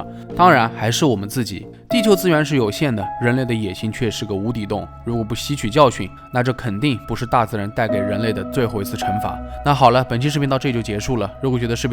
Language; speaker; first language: Chinese; native; Chinese